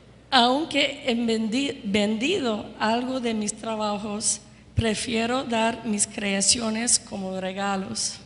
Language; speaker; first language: Spanish; non-native, fluent; English